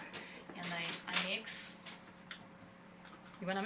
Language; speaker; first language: English; non-native, learner; Portuguese